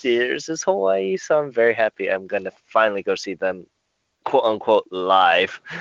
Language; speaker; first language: English; native; English